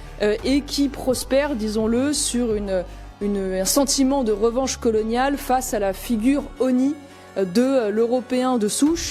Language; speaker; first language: French; native; French